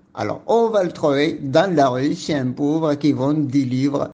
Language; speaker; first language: French; non-native, local second language; Arabic